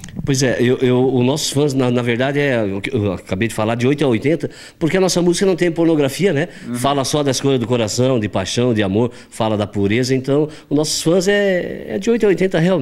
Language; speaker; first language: Portuguese; native; Portuguese